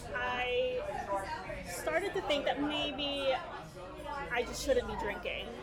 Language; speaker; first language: English; early bilingual, other home language; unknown